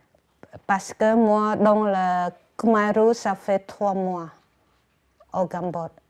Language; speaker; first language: French; non-native, learner; Khmer